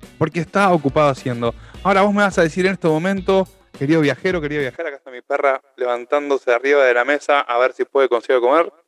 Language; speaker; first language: Spanish; native; Spanish